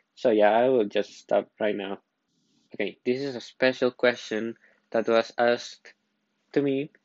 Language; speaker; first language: English; non-native, fluent; Spanish